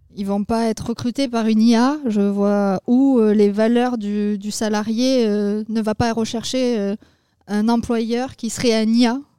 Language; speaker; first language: French; native; French